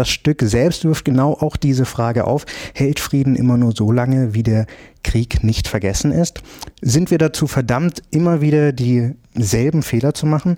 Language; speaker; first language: German; native; German